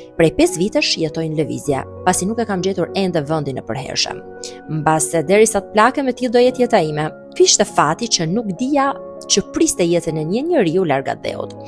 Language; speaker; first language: Albanian; native; Albanian